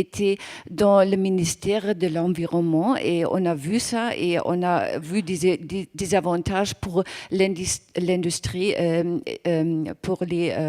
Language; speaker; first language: French; non-native, fluent; German